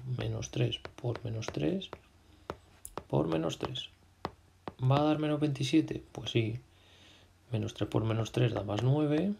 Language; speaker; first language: Spanish; native; Spanish